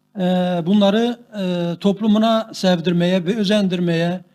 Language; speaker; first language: Turkish; non-native, local second language; Kurdish